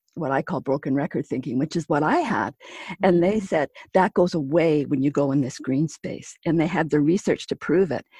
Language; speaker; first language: English; native; English